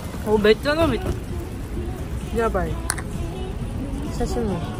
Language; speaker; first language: Japanese; non-native, learner; Korean